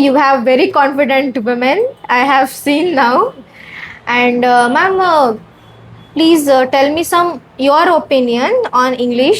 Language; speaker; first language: English; non-native, learner; Marathi